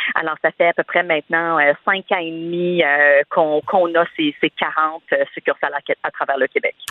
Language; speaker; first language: French; non-native, fluent; English